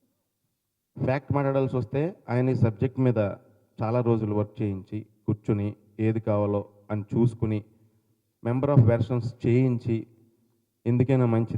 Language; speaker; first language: Telugu; native; Telugu